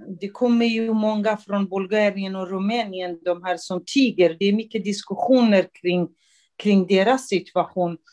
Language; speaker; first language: Swedish; non-native, fluent; Kurdish